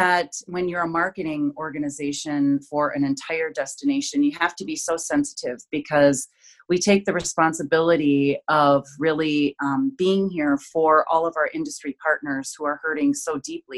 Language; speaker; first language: English; native; English